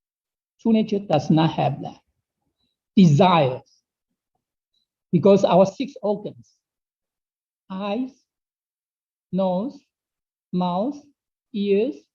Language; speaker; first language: English; non-native, fluent; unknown